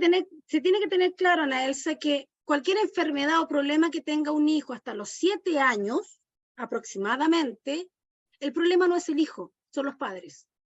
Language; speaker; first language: Spanish; native; Spanish